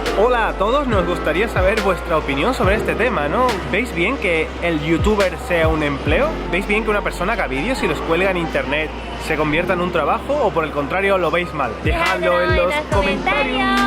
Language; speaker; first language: Spanish; native; Spanish